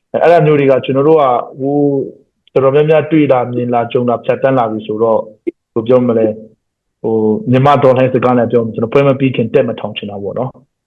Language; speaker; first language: Burmese; non-native, local second language; Hakha Chin